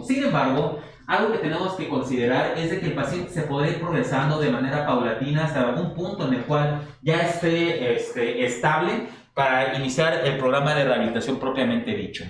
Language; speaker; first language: Spanish; native; Spanish